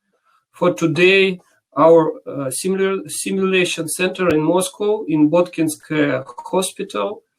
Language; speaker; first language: English; non-native, learner; Russian